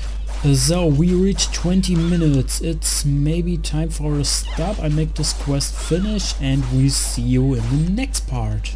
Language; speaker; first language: English; non-native, learner; German